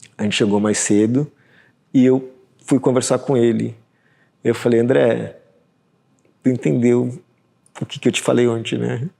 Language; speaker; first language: Portuguese; native; Portuguese